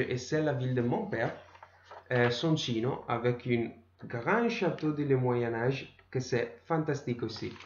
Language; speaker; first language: French; non-native, learner; Italian